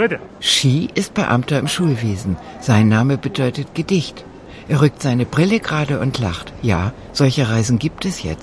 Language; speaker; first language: German; native; German